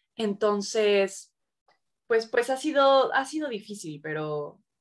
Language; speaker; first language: Spanish; native; Spanish